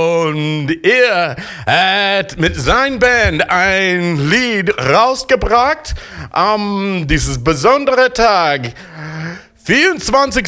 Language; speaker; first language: German; non-native, fluent; English